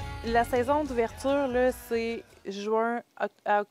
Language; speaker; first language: French; native; French